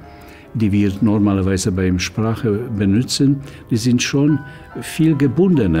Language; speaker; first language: German; non-native, fluent; Hungarian